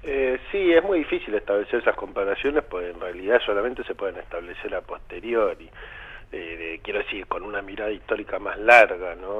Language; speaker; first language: Spanish; native; Spanish